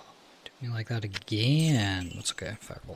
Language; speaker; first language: English; native; English